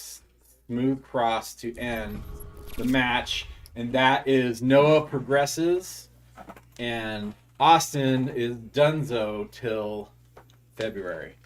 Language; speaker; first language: English; native; English